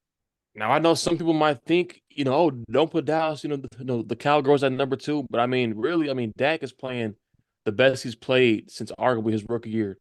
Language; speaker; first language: English; native; English